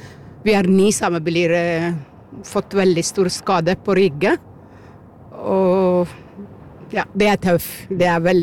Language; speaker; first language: Norwegian; non-native, learner; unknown